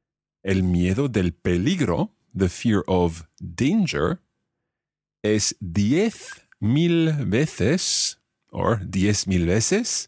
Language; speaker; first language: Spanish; non-native, fluent; English